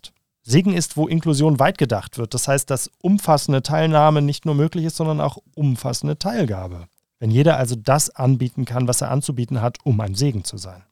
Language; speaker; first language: German; native; German